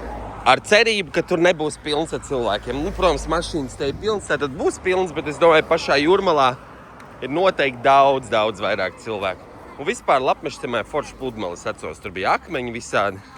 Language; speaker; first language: Latvian; native; Latvian